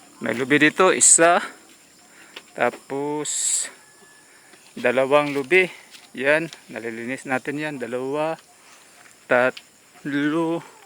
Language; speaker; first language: Filipino; non-native, local second language; Cebuano